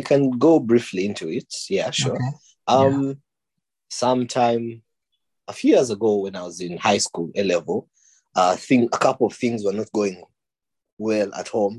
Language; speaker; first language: English; non-native, local second language; Ganda